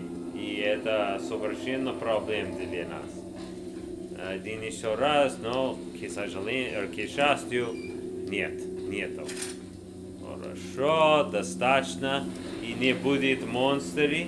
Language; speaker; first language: Russian; non-native, learner; English